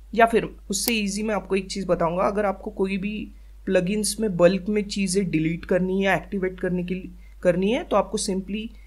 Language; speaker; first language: Hindi; native; Hindi